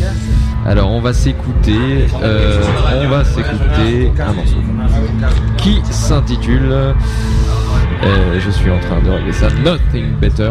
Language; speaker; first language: French; native; French